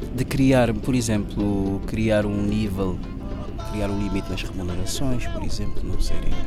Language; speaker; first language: Portuguese; non-native, local second language; Kabuverdianu